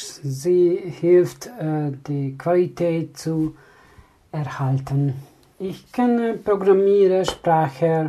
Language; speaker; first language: German; non-native, learner; Hungarian